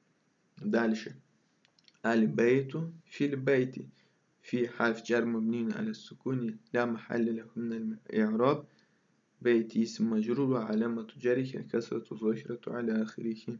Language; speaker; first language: Arabic; non-native, fluent; Russian